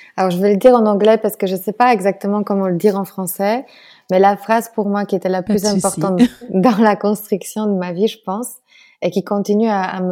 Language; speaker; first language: French; non-native, fluent; Polish